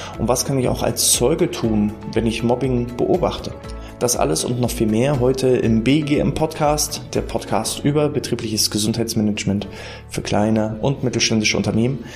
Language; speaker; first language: German; native; German